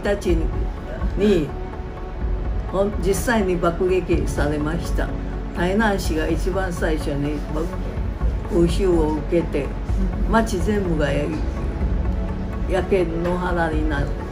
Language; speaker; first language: Japanese; non-native, local second language; Chinese